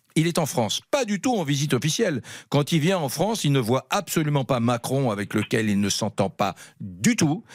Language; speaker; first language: French; native; French